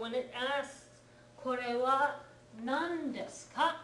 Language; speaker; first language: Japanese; non-native, fluent; English